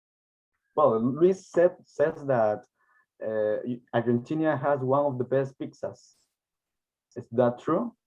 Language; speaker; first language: English; non-native, learner; Spanish